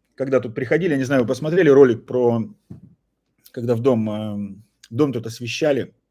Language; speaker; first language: Russian; native; Russian